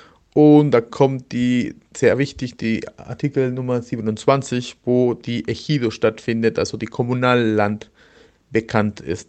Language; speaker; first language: German; non-native, learner; Spanish